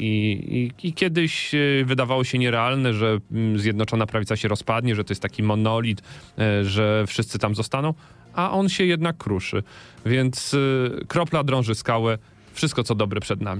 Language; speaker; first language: Polish; native; Polish